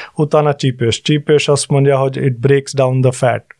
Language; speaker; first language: Hungarian; non-native, fluent; Punjabi